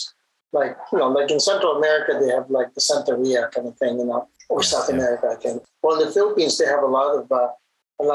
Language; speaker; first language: English; non-native, local second language; Hiligaynon